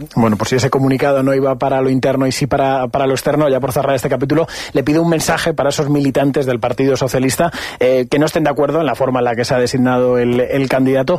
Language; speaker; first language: Spanish; native; Spanish